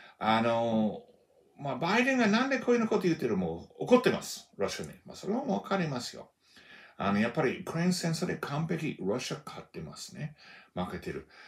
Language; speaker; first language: Japanese; non-native, fluent; English